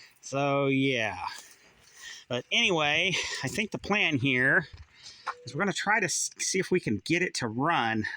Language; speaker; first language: English; native; English